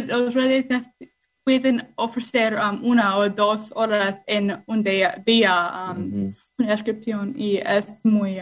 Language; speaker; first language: Spanish; non-native, learner; English